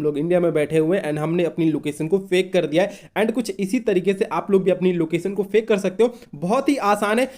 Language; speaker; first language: Hindi; native; Hindi